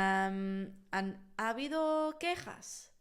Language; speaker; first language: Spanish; non-native, fluent; English